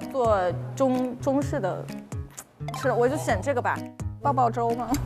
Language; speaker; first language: Chinese; non-native, fluent; English